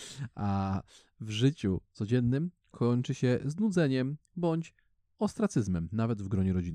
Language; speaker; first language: Polish; native; Polish